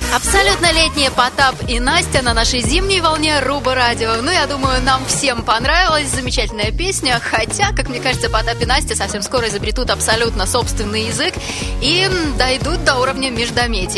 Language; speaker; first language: Russian; native; Russian